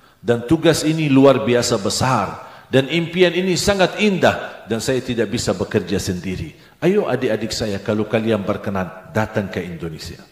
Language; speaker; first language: Indonesian; non-native, fluent; Arabic